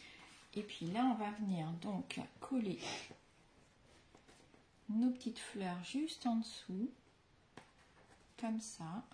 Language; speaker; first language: French; native; French